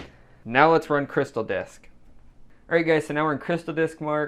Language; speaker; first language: English; native; English